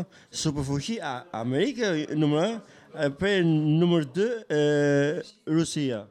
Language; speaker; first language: French; non-native, learner; Albanian